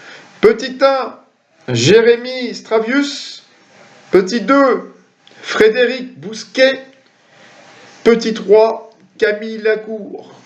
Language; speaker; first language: French; native; French